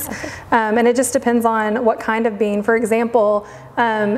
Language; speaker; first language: English; native; English